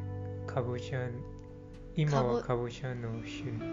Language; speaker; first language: Japanese; non-native, learner; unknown